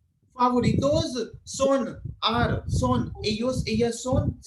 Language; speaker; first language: Spanish; non-native, fluent; Hindi